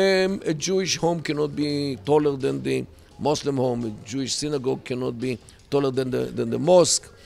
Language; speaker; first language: English; non-native, fluent; Hebrew